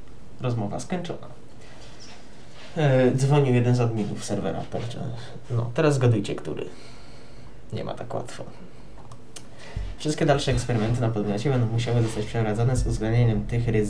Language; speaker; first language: Polish; native; Polish